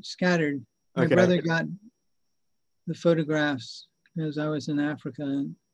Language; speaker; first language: English; native; English